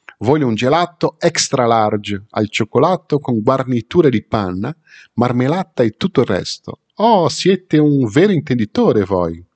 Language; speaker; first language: Italian; non-native, fluent; Portuguese